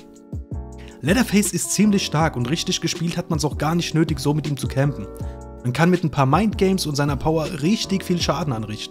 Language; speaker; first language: German; native; German